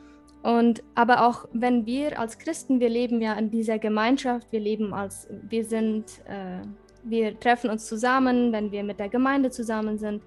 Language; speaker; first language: German; early bilingual, heritage; German